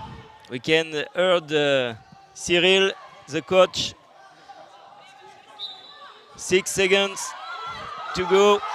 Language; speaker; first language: English; non-native, learner; French